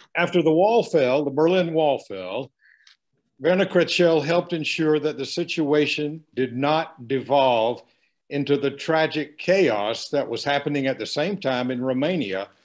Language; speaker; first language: English; native; English